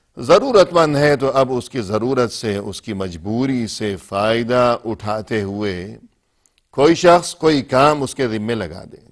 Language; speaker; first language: Urdu; native; Urdu